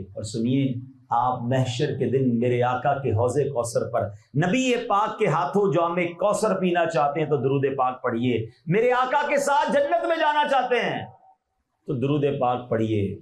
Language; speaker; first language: Urdu; native; Urdu